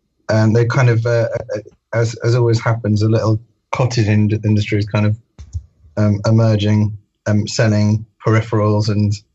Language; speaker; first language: English; native; English